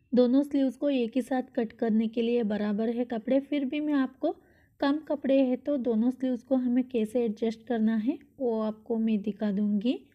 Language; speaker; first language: Hindi; non-native, local second language; Kannada